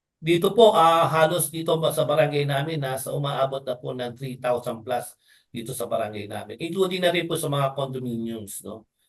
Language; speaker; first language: Filipino; native; Filipino